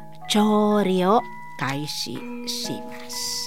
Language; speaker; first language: Japanese; non-native, learner; Indonesian